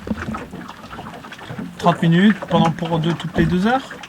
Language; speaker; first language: French; native; French